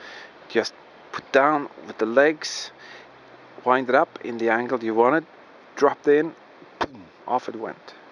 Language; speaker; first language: English; non-native, fluent; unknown